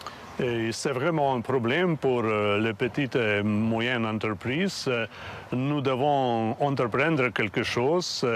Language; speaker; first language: French; non-native, fluent; Slovenian